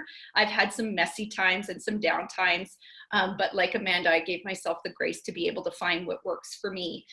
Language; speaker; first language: English; native; English